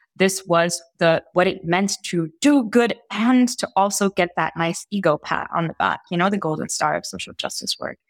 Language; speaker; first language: English; early bilingual, heritage; Italian